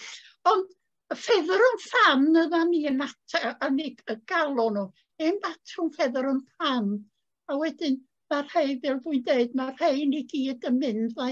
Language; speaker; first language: Welsh; native; Welsh